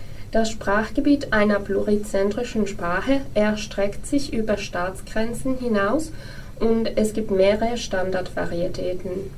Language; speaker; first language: German; non-native, fluent; Finnish